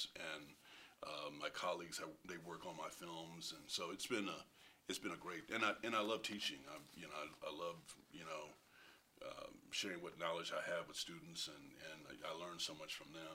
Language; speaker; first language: English; native; English